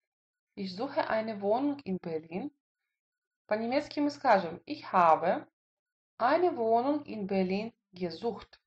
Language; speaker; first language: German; non-native, fluent; Russian